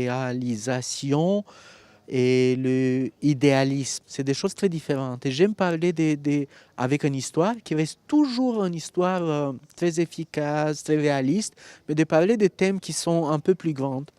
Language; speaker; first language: French; non-native, fluent; Romanian